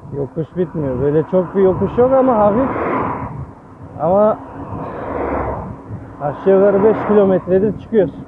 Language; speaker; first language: Turkish; early bilingual, heritage; Turkish